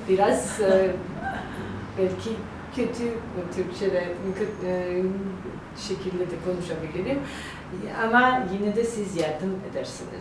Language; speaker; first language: Turkish; non-native, learner; Georgian